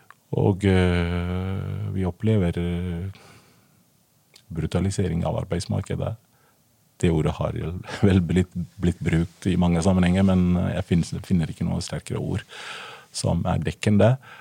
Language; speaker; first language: Norwegian; non-native, fluent; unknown